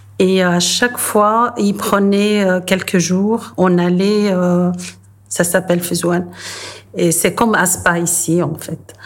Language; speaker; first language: French; non-native, local second language; Arabic